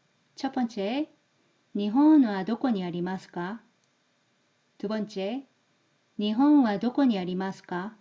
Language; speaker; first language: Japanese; non-native, fluent; Korean